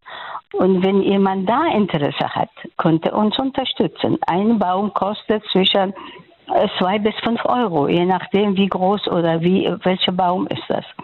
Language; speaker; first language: German; non-native, fluent; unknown